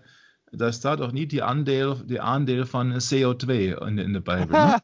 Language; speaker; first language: Dutch; non-native, fluent; German